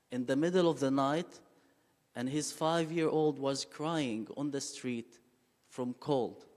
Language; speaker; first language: English; non-native, fluent; Arabic